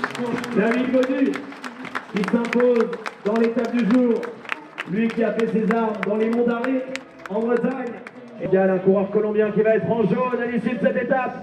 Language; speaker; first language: French; native; French